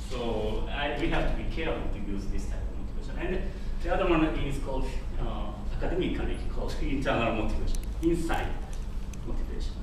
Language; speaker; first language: English; non-native, fluent; Japanese